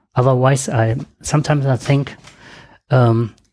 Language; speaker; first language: English; non-native, learner; German